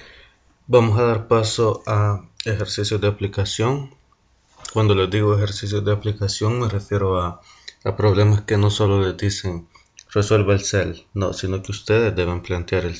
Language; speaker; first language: Spanish; native; Spanish